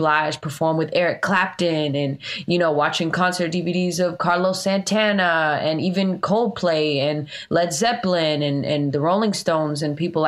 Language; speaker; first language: English; native; English